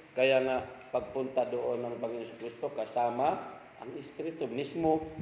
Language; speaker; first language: Filipino; non-native, local second language; Cebuano